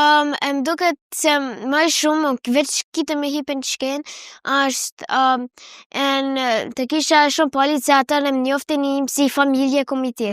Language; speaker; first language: Albanian; early bilingual, heritage; Albanian